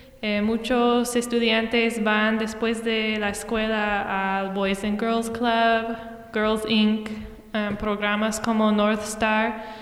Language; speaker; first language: Spanish; non-native, fluent; English